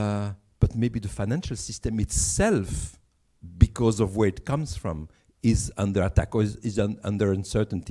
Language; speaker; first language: English; non-native, fluent; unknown